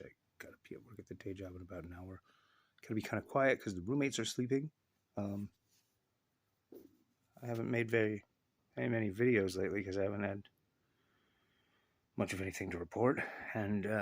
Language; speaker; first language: English; native; English